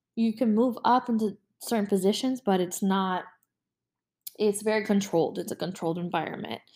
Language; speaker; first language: English; native; English